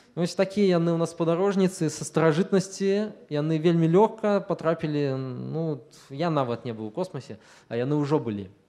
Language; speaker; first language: Russian; non-native, local second language; Belarusian